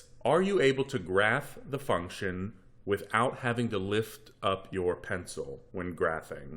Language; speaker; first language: English; native; English